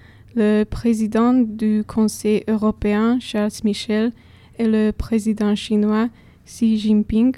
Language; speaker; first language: French; non-native, fluent; Slovak